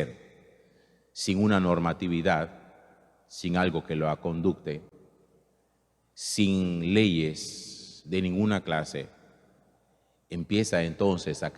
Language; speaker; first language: Spanish; native; Spanish